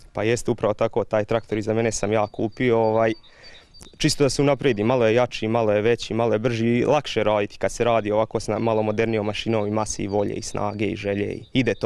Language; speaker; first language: Croatian; native; Croatian